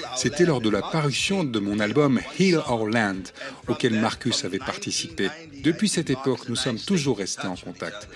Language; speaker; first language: French; non-native, fluent; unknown